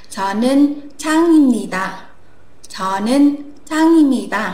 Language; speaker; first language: Korean; non-native, fluent; Vietnamese